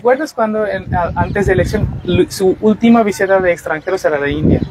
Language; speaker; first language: Spanish; non-native, learner; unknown